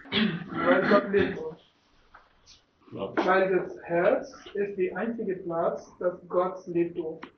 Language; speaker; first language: German; non-native, learner; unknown